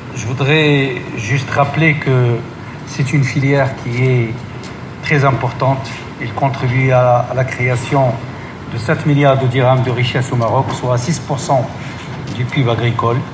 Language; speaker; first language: French; non-native, local second language; Arabic